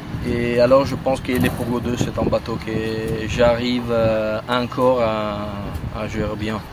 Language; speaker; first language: French; non-native, fluent; Italian